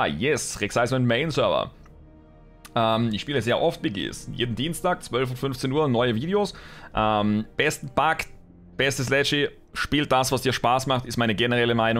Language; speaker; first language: German; native; German